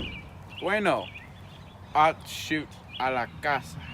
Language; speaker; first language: Spanish; non-native, learner; English